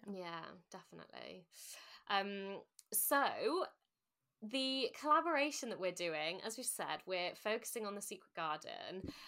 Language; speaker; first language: English; native; English